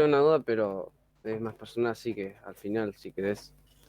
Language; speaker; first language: Spanish; native; Spanish